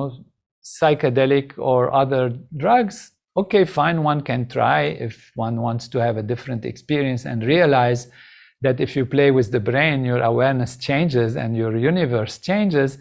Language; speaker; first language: English; non-native, fluent; Arabic